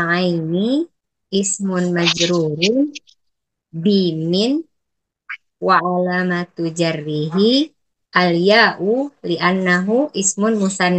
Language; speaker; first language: Arabic; non-native, learner; Indonesian